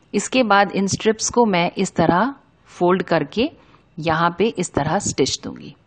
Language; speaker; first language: Hindi; native; Hindi